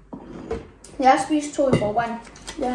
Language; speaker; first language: Danish; early bilingual, other home language; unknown